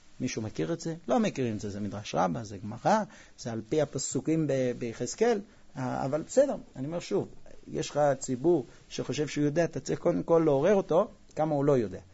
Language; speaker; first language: Hebrew; non-native, fluent; English